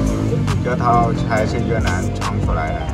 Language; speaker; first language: Chinese; non-native, learner; Vietnamese